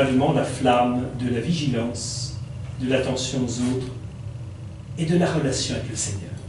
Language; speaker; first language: French; native; French